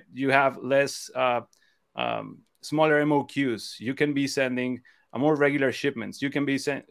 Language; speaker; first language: English; non-native, fluent; Spanish